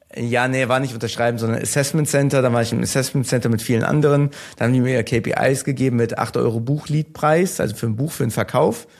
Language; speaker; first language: German; early bilingual, other home language; Turkish